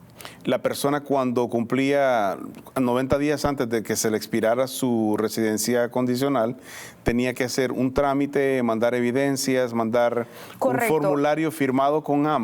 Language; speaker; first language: Spanish; native; Spanish